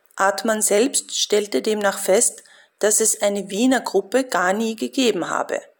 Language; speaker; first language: German; native; German